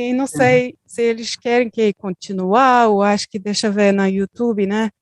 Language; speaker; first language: Portuguese; non-native, learner; Turkish